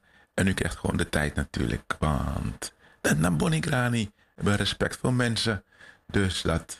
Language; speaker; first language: Dutch; native; Dutch